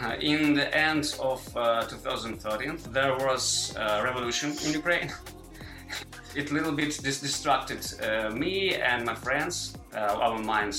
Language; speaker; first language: English; non-native, learner; Ukrainian